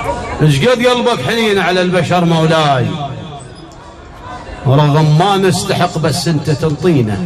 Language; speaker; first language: Arabic; native; Arabic